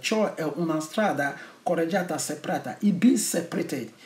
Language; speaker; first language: Italian; non-native, learner; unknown